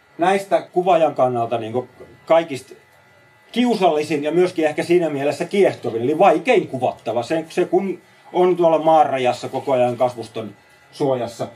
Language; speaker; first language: Finnish; native; Finnish